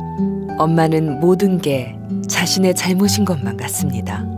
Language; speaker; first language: Korean; native; Korean